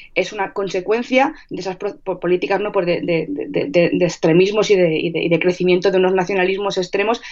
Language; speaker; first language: Spanish; non-native, fluent; Russian